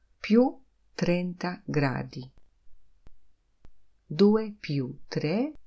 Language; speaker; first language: Italian; non-native, fluent; Polish